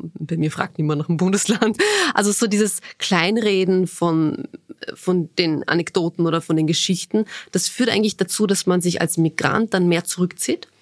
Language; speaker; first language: German; early bilingual, other home language; Bosnian